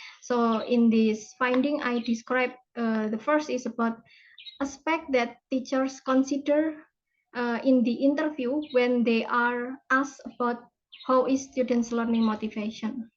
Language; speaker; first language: English; non-native, fluent; Indonesian